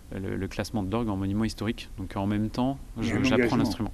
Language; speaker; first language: French; native; French